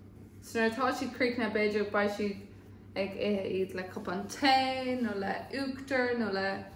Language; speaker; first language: Irish; non-native, local second language; English